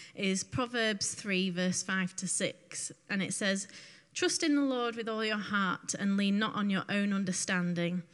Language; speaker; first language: English; native; English